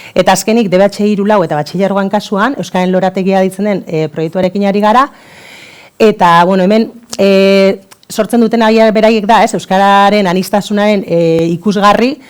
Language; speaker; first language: Basque; non-native, local second language; Spanish